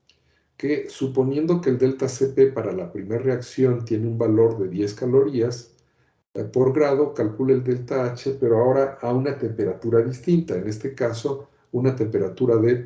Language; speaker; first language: Spanish; native; Spanish